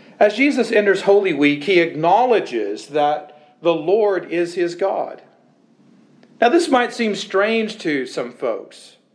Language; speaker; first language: English; native; English